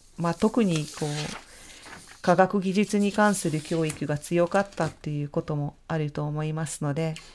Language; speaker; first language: Japanese; non-native, fluent; Hungarian